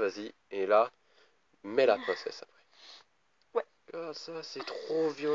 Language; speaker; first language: French; native; French